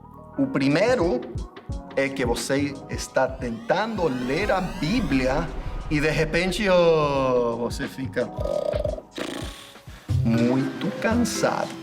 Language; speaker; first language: Portuguese; non-native, fluent; English